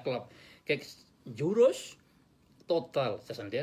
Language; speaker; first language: Dutch; non-native, learner; Indonesian